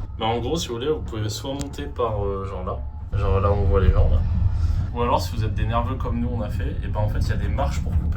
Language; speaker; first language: French; native; French